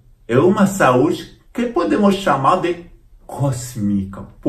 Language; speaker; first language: Portuguese; non-native, fluent; French